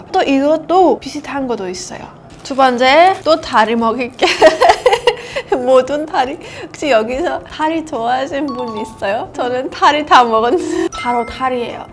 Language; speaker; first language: Korean; non-native, fluent; Persian